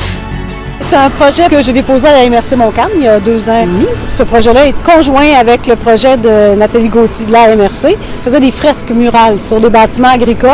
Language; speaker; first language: French; native; French